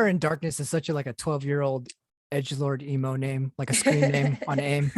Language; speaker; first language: English; native; English